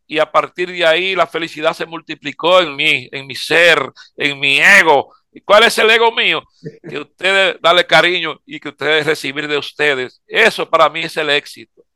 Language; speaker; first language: Spanish; native; Spanish